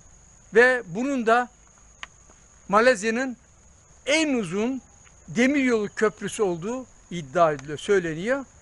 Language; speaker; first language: Turkish; native; Turkish